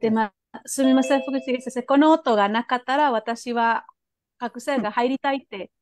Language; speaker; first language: Japanese; non-native, learner; Spanish